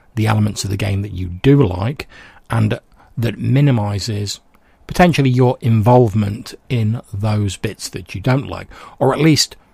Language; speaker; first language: English; native; English